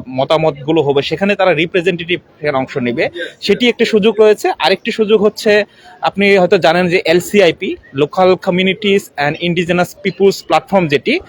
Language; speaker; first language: Bangla; non-native, local second language; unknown